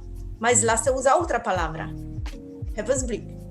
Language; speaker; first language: Portuguese; non-native, fluent; Polish